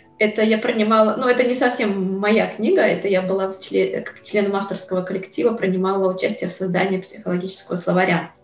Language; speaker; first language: Russian; native; Russian